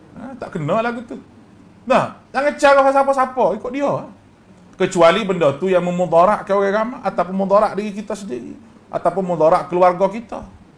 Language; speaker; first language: Malay; native; Malay